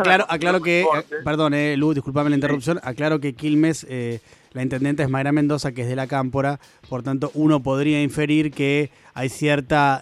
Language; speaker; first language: Spanish; native; Spanish